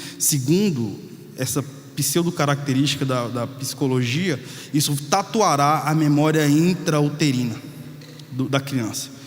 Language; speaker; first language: Portuguese; native; Portuguese